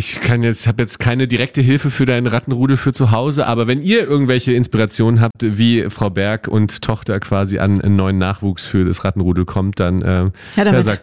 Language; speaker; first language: German; native; German